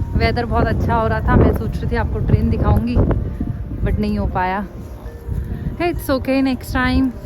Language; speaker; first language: Hindi; native; Hindi